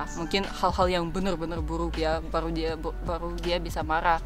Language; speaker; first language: Indonesian; non-native, fluent; Russian